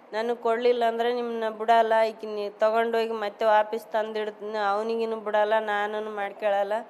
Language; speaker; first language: Kannada; native; Kannada